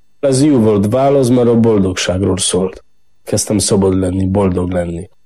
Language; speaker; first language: Hungarian; non-native, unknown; Polish